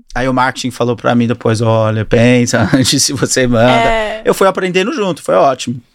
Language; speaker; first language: Portuguese; early bilingual, other home language; English